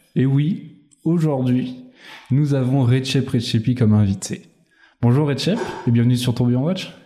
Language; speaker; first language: French; native; French